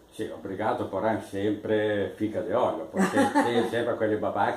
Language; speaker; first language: Portuguese; non-native, fluent; Italian